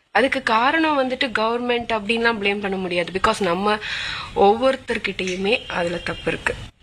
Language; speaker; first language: Tamil; non-native, local second language; Malayalam